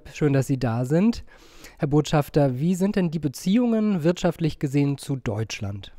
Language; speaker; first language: German; native; German